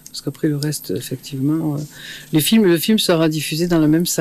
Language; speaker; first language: French; native; French